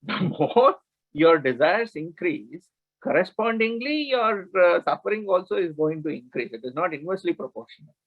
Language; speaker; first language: English; non-native, local second language; Kannada